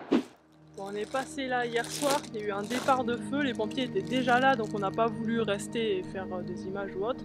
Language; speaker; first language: French; native; French